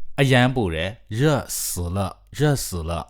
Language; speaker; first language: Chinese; non-native, fluent; Burmese